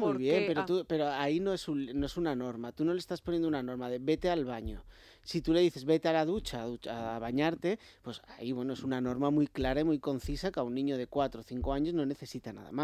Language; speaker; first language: Spanish; native; Spanish